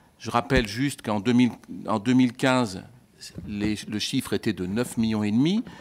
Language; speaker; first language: French; native; French